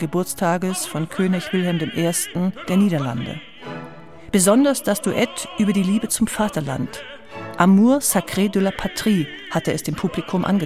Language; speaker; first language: German; native; German